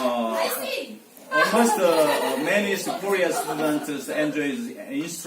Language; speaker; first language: English; non-native, learner; Korean